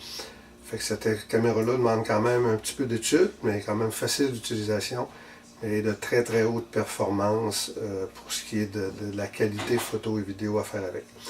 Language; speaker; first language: French; native; French